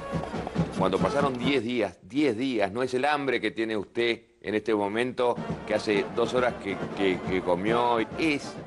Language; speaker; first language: Spanish; native; Spanish